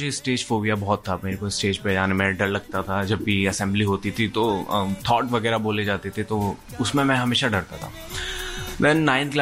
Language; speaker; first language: Hindi; native; Hindi